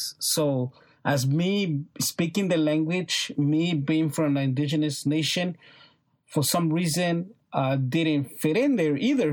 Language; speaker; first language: English; non-native, fluent; Mixtepec Mixtec